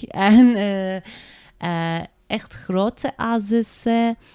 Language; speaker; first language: Dutch; non-native, learner; Turkish